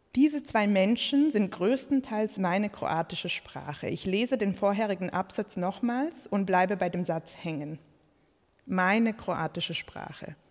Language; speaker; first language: German; early bilingual, other home language; Croatian